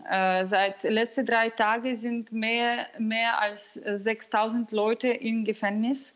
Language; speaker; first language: German; non-native, fluent; Russian